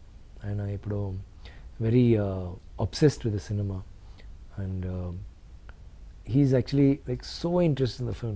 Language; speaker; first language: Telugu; non-native, local second language; Tamil